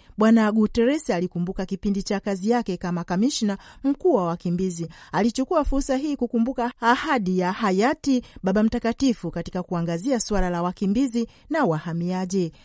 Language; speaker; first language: Swahili; native; Swahili